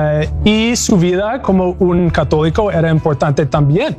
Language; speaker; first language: Spanish; non-native, learner; English